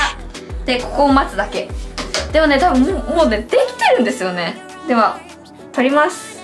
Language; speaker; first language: Japanese; native; Japanese